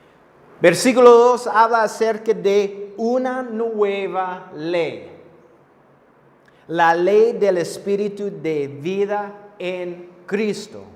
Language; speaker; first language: Spanish; non-native, fluent; English